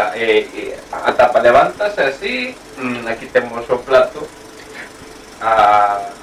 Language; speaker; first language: Spanish; non-native, local second language; Galician